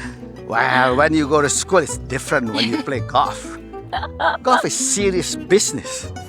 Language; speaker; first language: English; non-native, fluent; Indonesian